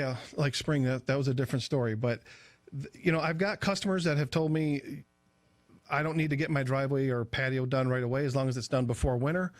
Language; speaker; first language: English; native; English